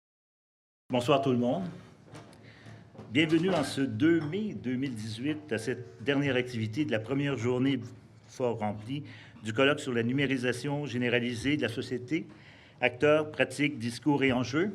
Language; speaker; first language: French; native; French